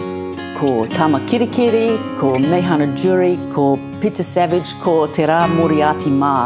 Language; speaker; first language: Māori; non-native, learner; English